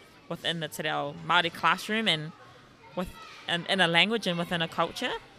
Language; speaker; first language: English; native; English